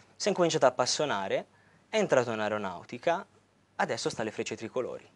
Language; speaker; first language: Italian; native; Italian